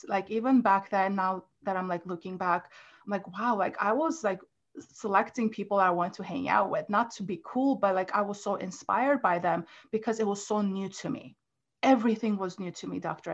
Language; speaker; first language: English; non-native, fluent; Armenian